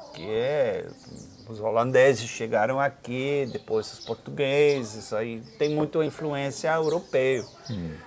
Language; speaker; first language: Portuguese; non-native, fluent; Dutch